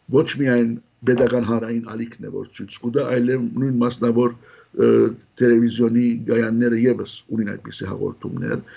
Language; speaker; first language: Armenian; early bilingual, heritage; Armenian